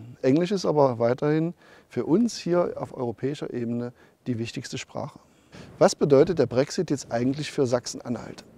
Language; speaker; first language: German; native; German